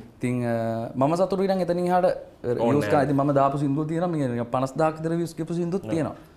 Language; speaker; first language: Sinhala; native; Sinhala